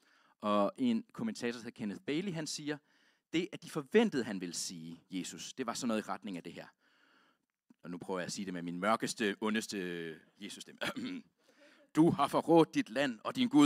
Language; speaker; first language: Danish; native; Danish